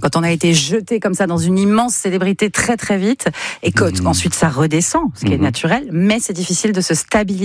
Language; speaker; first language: French; native; French